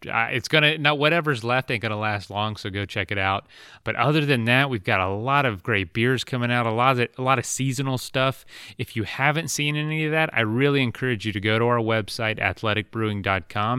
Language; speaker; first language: English; native; English